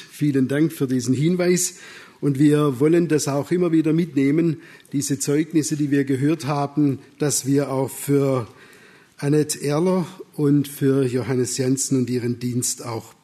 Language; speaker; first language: German; native; German